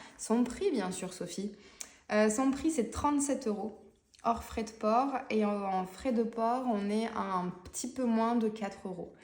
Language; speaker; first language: French; native; French